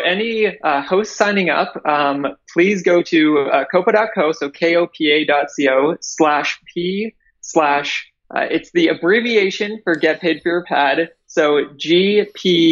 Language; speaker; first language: English; native; English